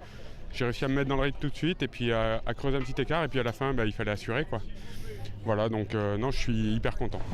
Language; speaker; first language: French; native; French